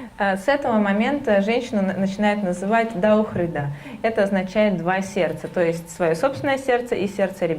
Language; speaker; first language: Russian; native; Russian